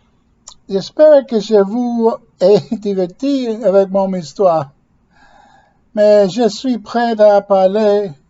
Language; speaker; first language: French; non-native, learner; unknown